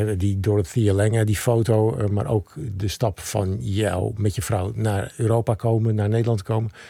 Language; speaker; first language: Dutch; native; Dutch